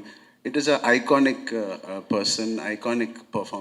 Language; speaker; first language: Tamil; non-native, local second language; Telugu